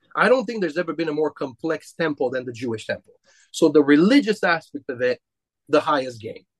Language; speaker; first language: English; non-native, fluent; Romanian